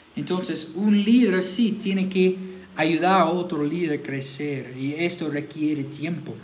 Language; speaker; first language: Spanish; non-native, fluent; English